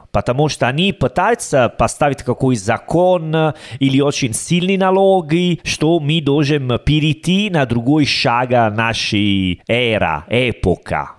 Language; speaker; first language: Russian; non-native, learner; Italian